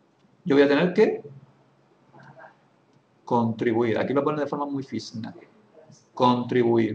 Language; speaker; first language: Spanish; native; Spanish